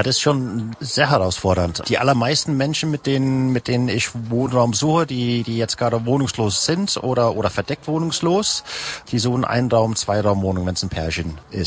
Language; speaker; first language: German; native; German